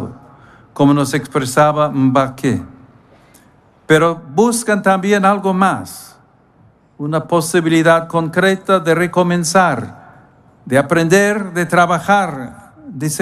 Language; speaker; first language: Spanish; non-native, fluent; English